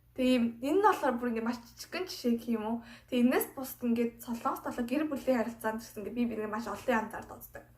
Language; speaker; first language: Mongolian; non-native, fluent; Korean